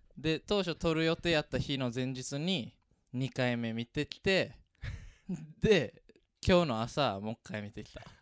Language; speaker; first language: Japanese; native; Japanese